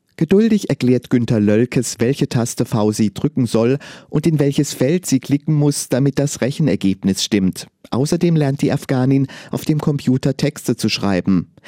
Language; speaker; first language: German; native; German